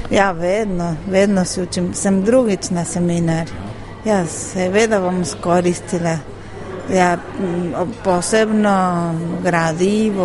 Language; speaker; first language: Slovenian; early bilingual, heritage; Spanish